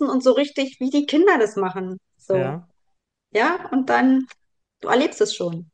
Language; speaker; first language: German; native; German